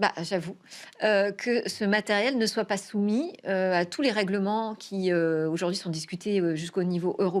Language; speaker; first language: French; native; French